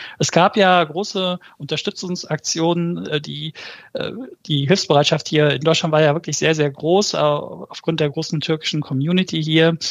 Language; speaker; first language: German; early bilingual, other home language; Turkish